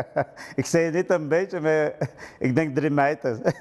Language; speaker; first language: Dutch; non-native, learner; Portuguese